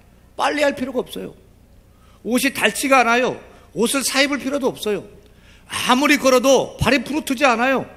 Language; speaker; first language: Korean; native; Korean